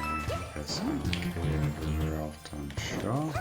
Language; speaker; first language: Irish; non-native, local second language; English